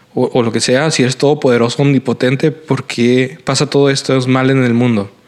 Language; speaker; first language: Spanish; native; Spanish